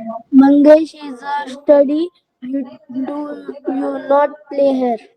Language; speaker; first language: English; non-native, learner; Marathi